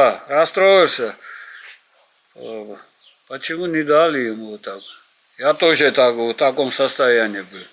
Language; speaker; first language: Russian; non-native, learner; Georgian